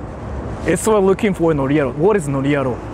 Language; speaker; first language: English; native; English